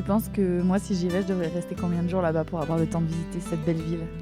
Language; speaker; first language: French; native; French